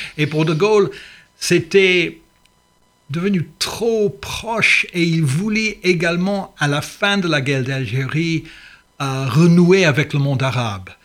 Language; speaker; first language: French; non-native, fluent; English